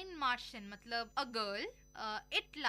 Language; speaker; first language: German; non-native, learner; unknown